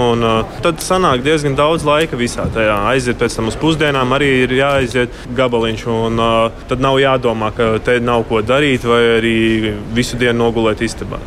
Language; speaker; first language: Latvian; non-native, local second language; Russian